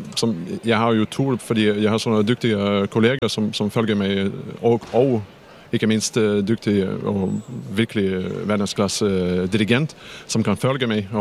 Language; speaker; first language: Danish; non-native, fluent; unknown